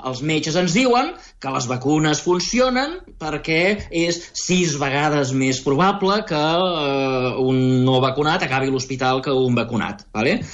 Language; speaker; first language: Catalan; native; Catalan